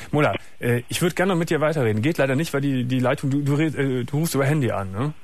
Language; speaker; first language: German; native; German